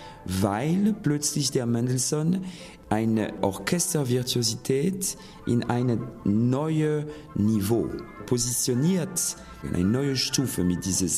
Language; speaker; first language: German; non-native, fluent; French